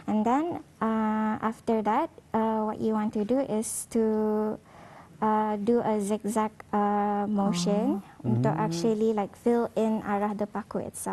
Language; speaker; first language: English; non-native, local second language; Malay